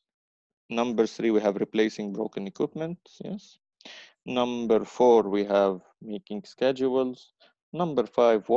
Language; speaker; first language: English; non-native, fluent; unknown